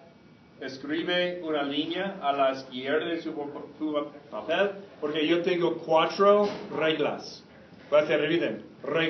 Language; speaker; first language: Spanish; non-native, fluent; English